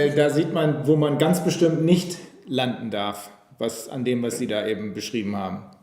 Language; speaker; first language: German; native; German